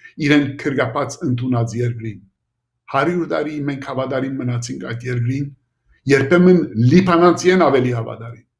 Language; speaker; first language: Armenian; early bilingual, heritage; Armenian